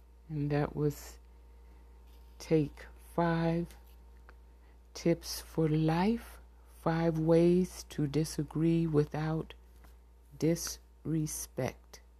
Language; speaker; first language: English; native; English